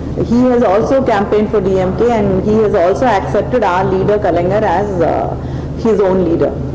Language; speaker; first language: English; non-native, local second language; Tamil